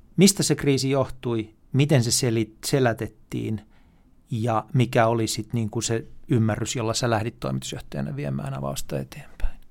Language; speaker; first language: Finnish; native; Finnish